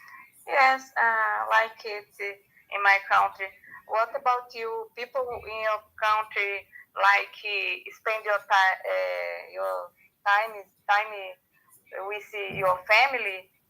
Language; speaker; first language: English; non-native, learner; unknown